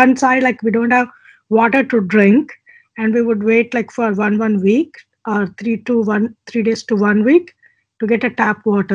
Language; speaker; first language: English; non-native, local second language; Telugu